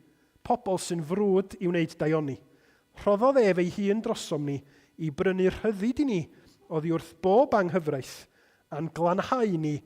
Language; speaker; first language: Welsh; native; Welsh